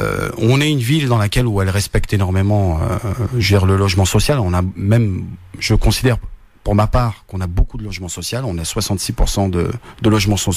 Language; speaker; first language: French; native; French